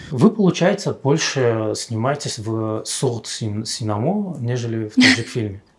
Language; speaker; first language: Russian; non-native, local second language; Tajik